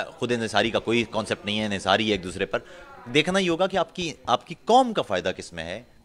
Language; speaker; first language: Urdu; non-native, local second language; Punjabi